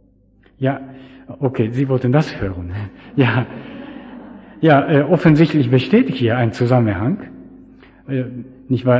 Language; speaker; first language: German; non-native, fluent; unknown